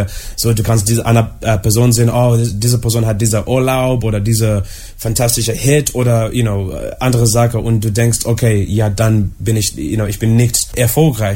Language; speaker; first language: German; non-native, learner; English